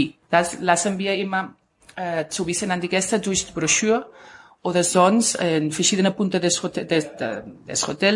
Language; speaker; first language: German; non-native, learner; Spanish